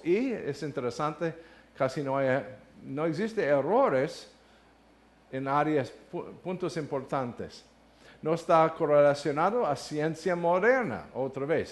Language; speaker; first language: Spanish; non-native, learner; English